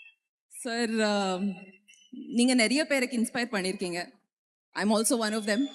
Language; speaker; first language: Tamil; non-native, learner; Kannada